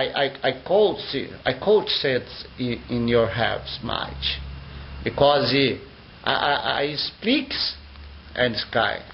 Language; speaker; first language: English; non-native, learner; Portuguese